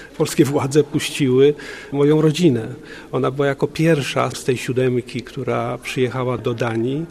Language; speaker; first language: Polish; native; Polish